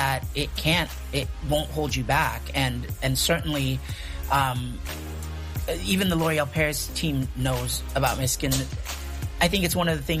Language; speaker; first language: English; early bilingual, other home language; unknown